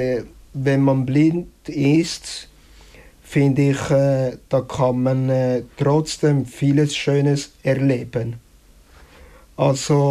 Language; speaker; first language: German; early bilingual, other home language; Italian